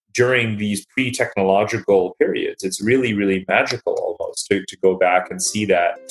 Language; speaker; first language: English; native; English